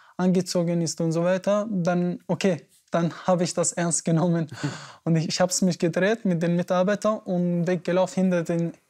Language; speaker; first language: German; non-native, fluent; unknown